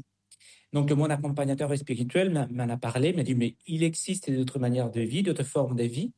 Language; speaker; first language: French; non-native, fluent; Spanish